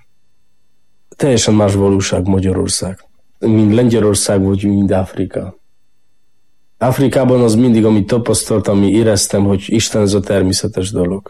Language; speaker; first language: Hungarian; non-native, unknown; Polish